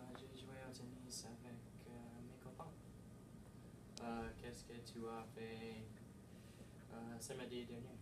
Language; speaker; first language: French; non-native, learner; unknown